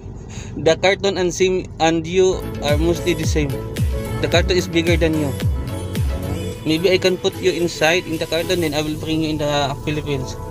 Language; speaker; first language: English; non-native, learner; Filipino